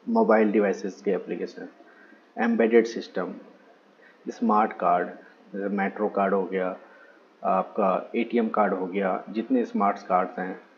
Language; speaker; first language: Hindi; native; Hindi